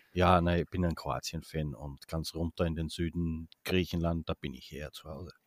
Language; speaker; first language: German; native; German